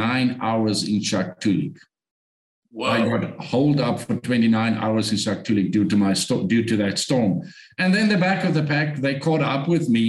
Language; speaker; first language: English; non-native, local second language; Afrikaans